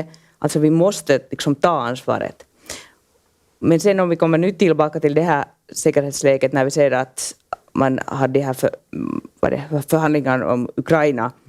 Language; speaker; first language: Swedish; non-native, local second language; Finnish